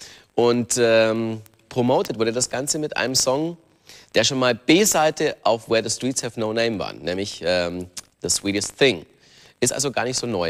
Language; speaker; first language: German; native; German